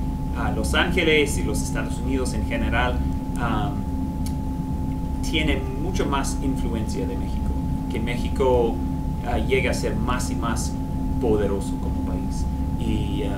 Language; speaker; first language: Spanish; non-native, fluent; English